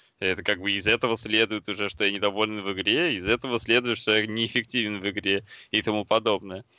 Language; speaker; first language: Russian; native; Russian